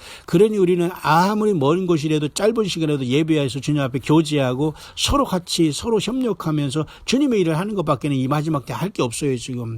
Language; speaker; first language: Korean; native; Korean